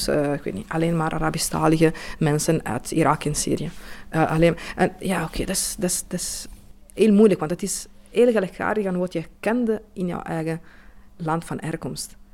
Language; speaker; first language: Dutch; non-native, fluent; Italian